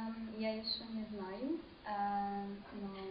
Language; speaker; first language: Russian; non-native, learner; English